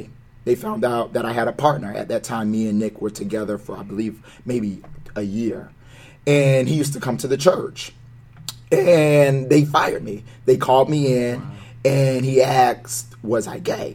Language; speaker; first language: English; native; English